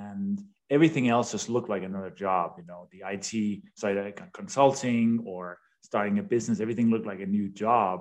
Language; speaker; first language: English; non-native, fluent; Danish